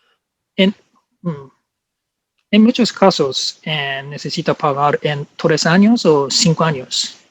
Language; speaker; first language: Spanish; non-native, learner; Japanese